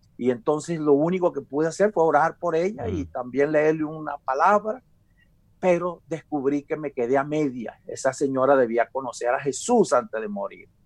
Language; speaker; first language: Spanish; native; Spanish